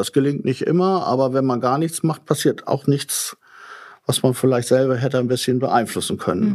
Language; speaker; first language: German; native; German